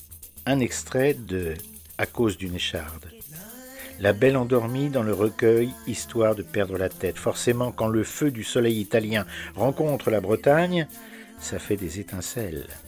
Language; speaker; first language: French; native; French